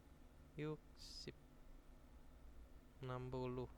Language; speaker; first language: Korean; non-native, fluent; Indonesian